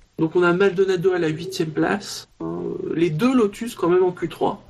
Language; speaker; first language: French; native; French